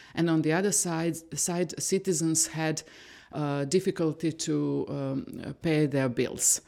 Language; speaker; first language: English; non-native, fluent; Croatian